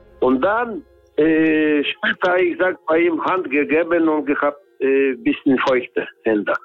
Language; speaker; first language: German; non-native, learner; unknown